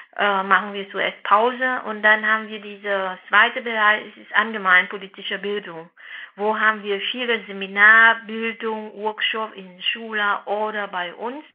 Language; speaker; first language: German; non-native, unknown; Vietnamese